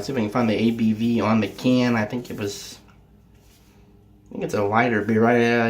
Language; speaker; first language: English; native; English